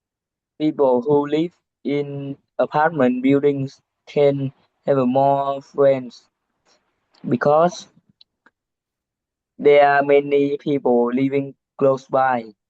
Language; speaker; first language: English; non-native, learner; Vietnamese